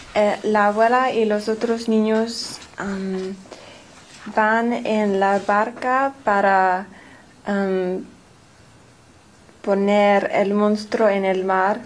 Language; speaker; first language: Spanish; non-native, learner; English